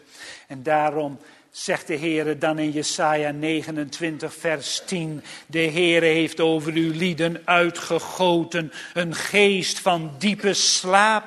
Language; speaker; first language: Dutch; native; Dutch